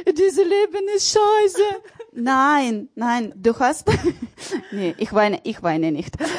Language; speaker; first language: German; non-native, learner; Ukrainian